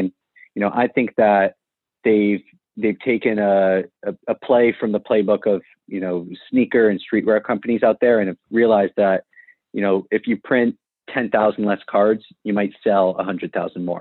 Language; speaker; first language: English; native; English